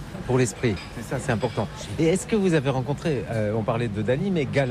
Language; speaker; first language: French; native; French